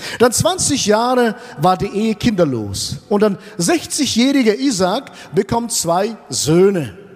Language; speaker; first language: German; non-native, fluent; Russian